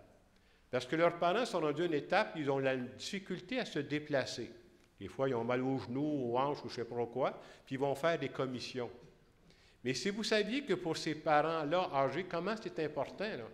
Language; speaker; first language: French; native; French